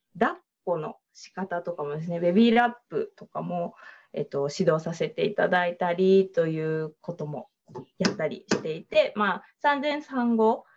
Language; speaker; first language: Japanese; native; Japanese